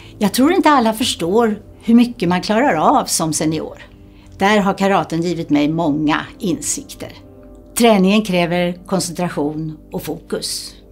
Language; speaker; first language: Swedish; native; Swedish